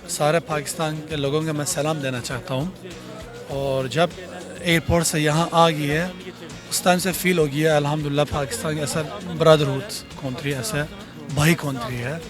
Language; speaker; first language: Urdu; non-native, learner; Turkish